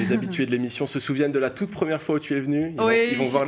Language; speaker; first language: French; native; French